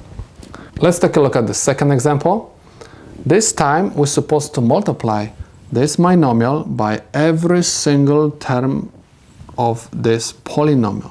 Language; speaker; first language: English; non-native, fluent; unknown